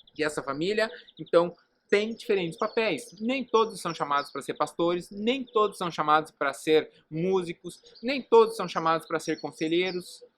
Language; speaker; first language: Portuguese; native; Portuguese